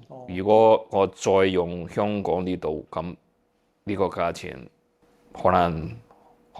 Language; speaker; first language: Cantonese; early bilingual, heritage; Cantonese